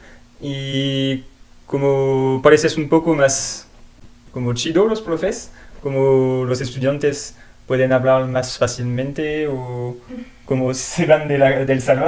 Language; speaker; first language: Spanish; non-native, learner; French